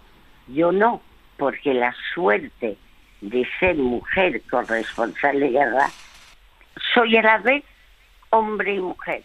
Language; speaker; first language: Spanish; early bilingual, other home language; French